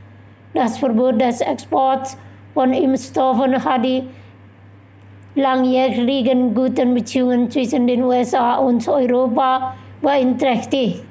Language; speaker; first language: German; non-native, fluent; Indonesian